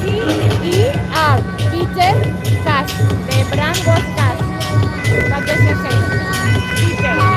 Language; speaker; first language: English; non-native, fluent; Spanish